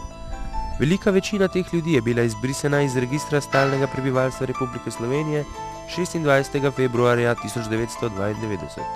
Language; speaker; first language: Slovenian; native; Slovenian